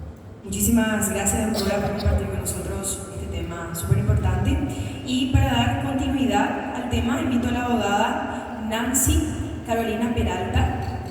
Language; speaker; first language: Spanish; non-native, fluent; Portuguese